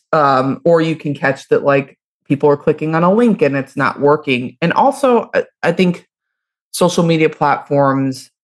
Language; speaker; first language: English; native; English